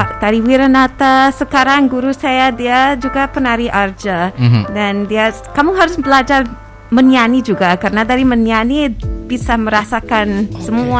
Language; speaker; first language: Indonesian; non-native, fluent; English